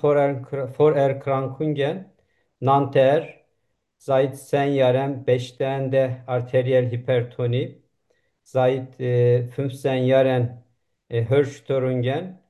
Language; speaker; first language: German; non-native, learner; Turkish